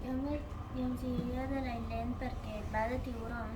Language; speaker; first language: Catalan; non-native, local second language; Spanish